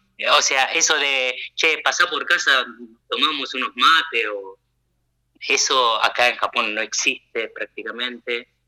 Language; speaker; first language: Spanish; early bilingual, other home language; Japanese